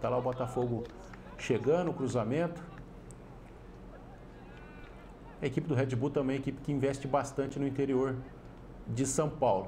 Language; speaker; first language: Portuguese; native; Portuguese